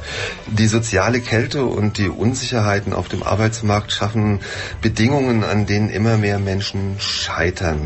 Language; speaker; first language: German; native; German